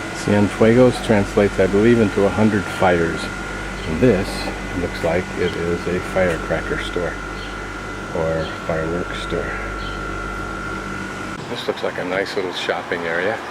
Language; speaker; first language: English; native; English